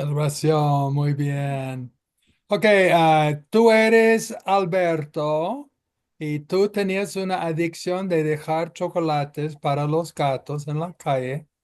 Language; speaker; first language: Spanish; non-native, fluent; English